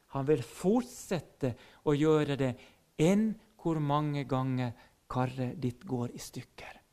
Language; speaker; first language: Norwegian; non-native, fluent; Finnish